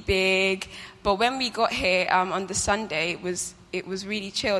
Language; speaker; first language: English; native; English